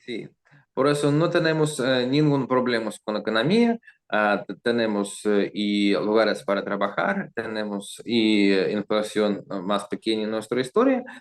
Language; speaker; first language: Spanish; non-native, learner; Russian